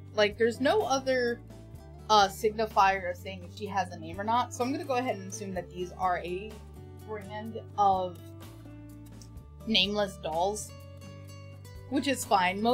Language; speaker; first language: English; native; English